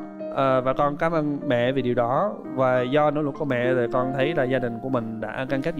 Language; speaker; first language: Vietnamese; non-native, fluent; English